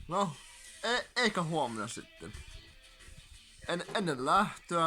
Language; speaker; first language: Finnish; non-native, learner; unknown